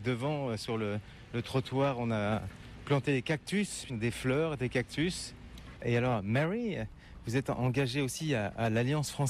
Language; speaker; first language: French; native; French